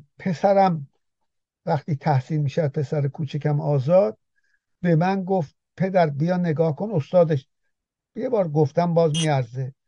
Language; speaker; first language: Persian; non-native, local second language; Azerbaijani